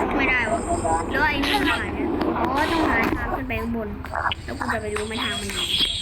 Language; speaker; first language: Thai; native; Thai